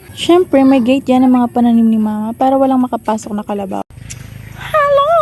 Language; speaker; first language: Filipino; non-native, local second language; Bikol